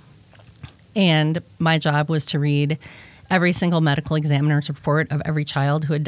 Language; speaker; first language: English; native; English